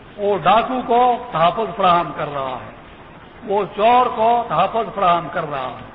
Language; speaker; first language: Urdu; non-native, local second language; Pashto